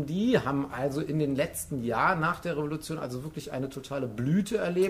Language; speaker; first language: German; native; German